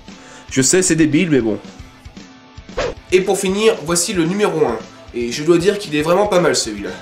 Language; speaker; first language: French; native; French